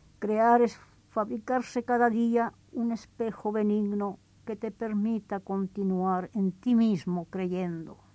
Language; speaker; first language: Spanish; native; Spanish